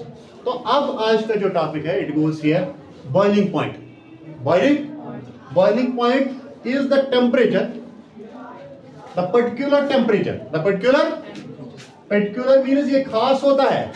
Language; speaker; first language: Hindi; non-native, local second language; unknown